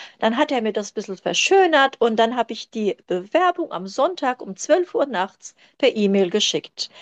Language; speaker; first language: German; early bilingual, other home language; Turkish